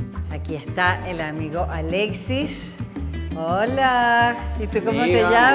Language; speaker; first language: Spanish; native; Spanish